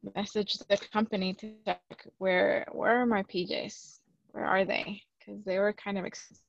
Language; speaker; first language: English; early bilingual, other home language; Spanish